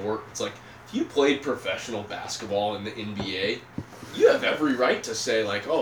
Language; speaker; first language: English; native; English